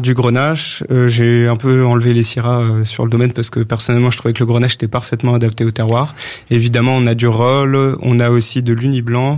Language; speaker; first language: French; native; French